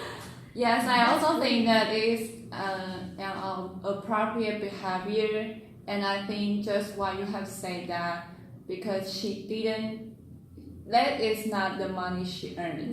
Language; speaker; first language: English; non-native, learner; Chinese